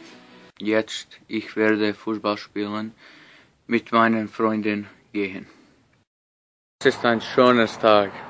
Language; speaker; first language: German; non-native, learner; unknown